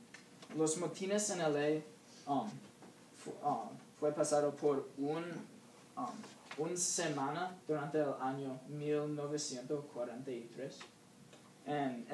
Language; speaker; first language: Spanish; non-native, learner; English